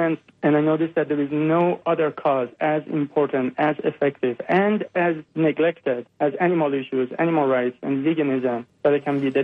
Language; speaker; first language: English; non-native, fluent; Persian